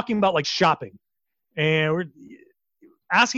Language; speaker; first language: English; native; English